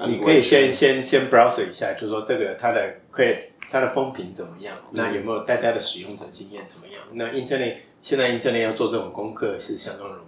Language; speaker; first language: Chinese; native; Chinese